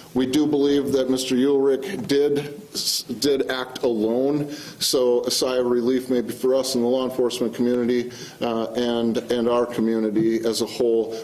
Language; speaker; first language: English; native; English